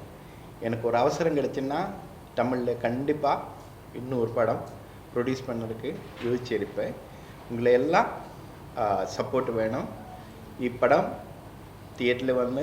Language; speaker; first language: Tamil; non-native, learner; Malayalam